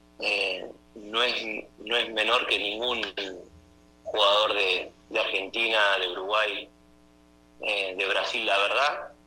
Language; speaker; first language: Spanish; native; Spanish